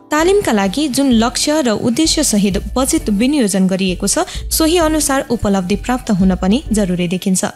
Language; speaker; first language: Nepali; non-native, local second language; Newari